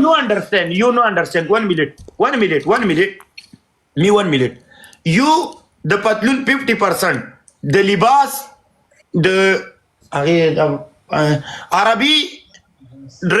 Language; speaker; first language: English; non-native, learner; Pashto